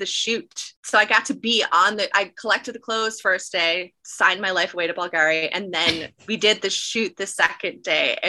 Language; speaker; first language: English; native; English